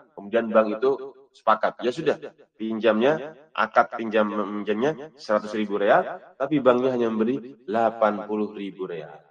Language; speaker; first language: Indonesian; native; Indonesian